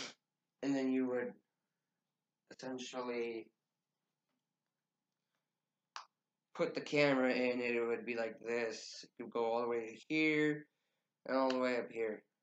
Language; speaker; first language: English; native; English